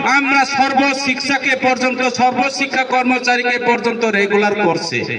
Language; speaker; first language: Bangla; non-native, local second language; Chakma